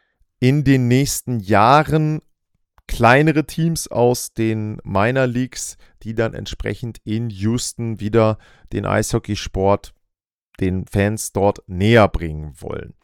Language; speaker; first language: German; native; German